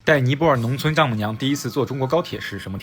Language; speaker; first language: Chinese; native; Chinese